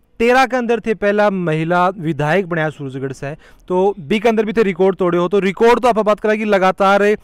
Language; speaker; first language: Hindi; native; Hindi